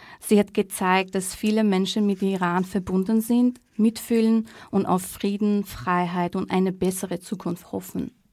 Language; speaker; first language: German; non-native, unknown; Persian